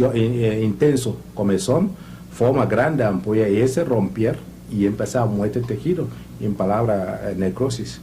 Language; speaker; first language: Spanish; non-native, learner; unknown